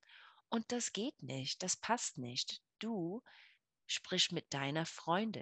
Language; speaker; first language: German; non-native, fluent; English